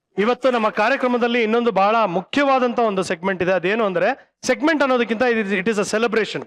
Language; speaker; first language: Kannada; native; Kannada